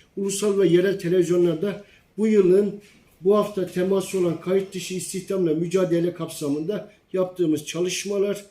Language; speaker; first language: Turkish; native; Turkish